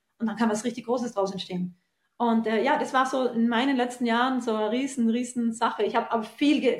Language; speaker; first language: German; native; German